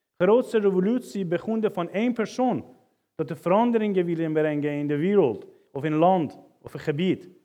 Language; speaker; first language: Dutch; non-native, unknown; Persian